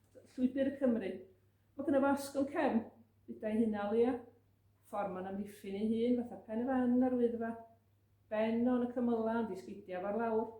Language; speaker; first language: Welsh; native; Welsh